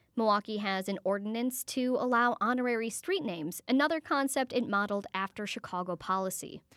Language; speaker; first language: English; native; English